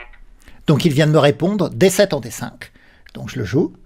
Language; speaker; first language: French; native; French